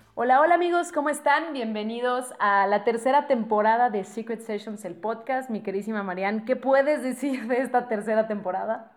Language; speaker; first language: Spanish; native; Spanish